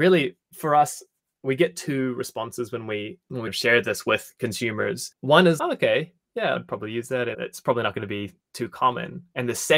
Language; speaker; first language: English; native; English